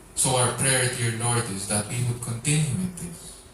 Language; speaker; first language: English; non-native, local second language; Filipino